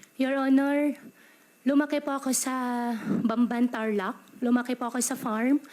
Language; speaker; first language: Filipino; native; Filipino